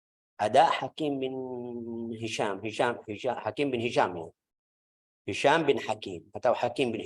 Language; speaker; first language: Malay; non-native, fluent; Arabic